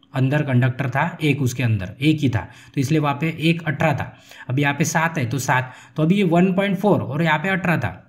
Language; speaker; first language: Hindi; non-native, local second language; Marathi